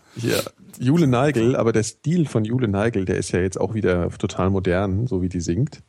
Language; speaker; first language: German; native; German